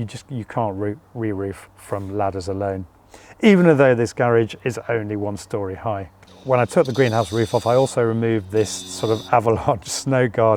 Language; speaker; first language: English; native; English